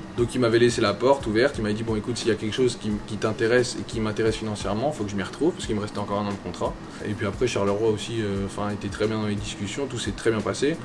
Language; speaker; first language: French; native; French